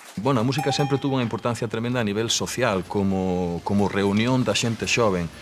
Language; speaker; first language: Galician; non-native, local second language; Spanish